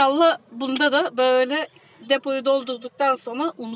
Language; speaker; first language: Turkish; early bilingual, heritage; Turkish